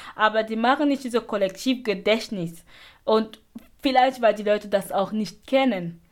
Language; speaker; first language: German; non-native, fluent; Basaa